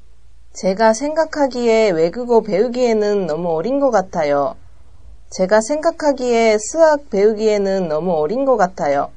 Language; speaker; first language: Korean; non-native, learner; Japanese